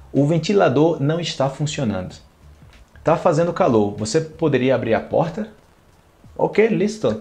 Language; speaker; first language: Portuguese; native; Portuguese